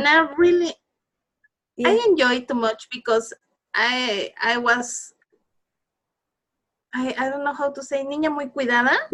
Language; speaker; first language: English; non-native, learner; Spanish